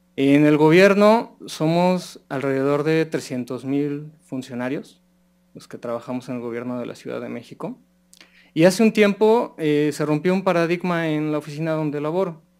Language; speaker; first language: Spanish; native; Spanish